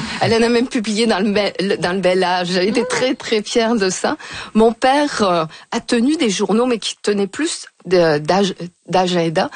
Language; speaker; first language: French; native; French